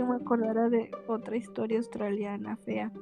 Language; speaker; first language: Spanish; native; Spanish